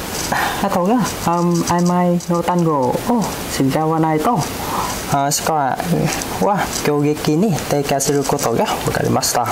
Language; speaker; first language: Japanese; non-native, fluent; Vietnamese